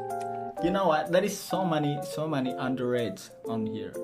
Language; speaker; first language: English; non-native, learner; Indonesian